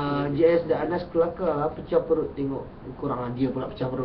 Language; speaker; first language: Malay; native; Malay